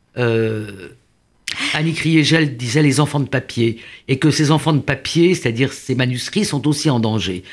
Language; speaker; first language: French; native; French